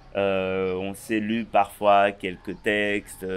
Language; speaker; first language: French; native; French